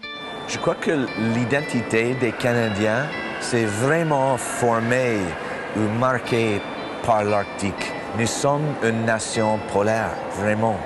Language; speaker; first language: French; non-native, learner; English